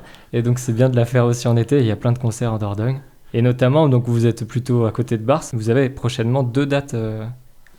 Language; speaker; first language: French; native; French